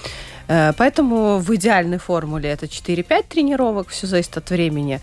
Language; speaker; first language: Russian; native; Russian